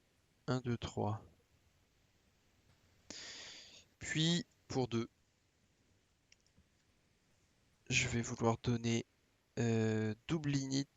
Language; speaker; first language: French; native; French